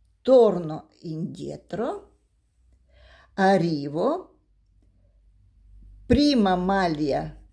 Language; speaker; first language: Italian; non-native, learner; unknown